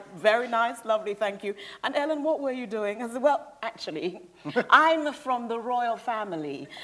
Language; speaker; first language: English; native; English